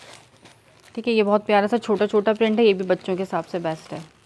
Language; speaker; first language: Urdu; native; Urdu